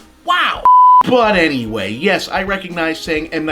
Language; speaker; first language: English; native; English